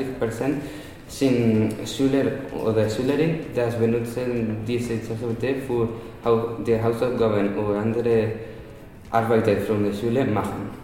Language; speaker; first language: German; non-native, learner; Spanish